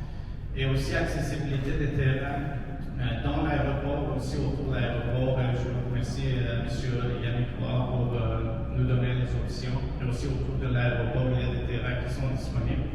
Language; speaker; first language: French; non-native, fluent; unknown